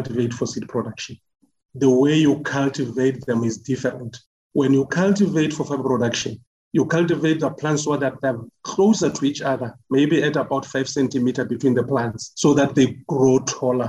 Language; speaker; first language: English; non-native, local second language; Northern Sotho